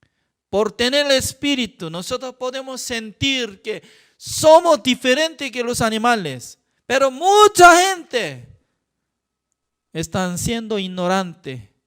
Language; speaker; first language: Spanish; non-native, fluent; Korean